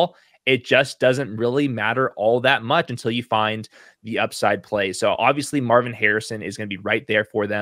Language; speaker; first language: English; native; English